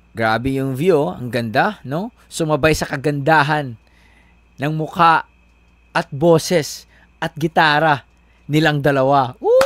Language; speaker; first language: Filipino; non-native, local second language; Cebuano